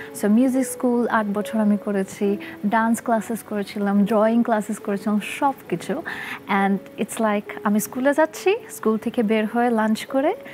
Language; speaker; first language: Bangla; early bilingual, heritage; Bangla